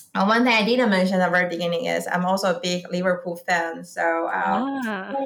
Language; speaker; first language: English; non-native, fluent; Chinese